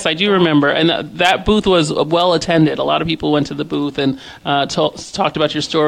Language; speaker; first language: English; native; English